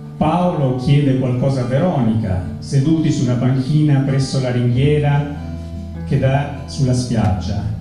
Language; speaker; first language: Italian; native; Italian